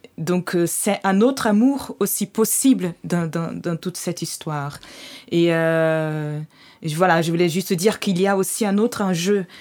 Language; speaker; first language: French; non-native, fluent; Portuguese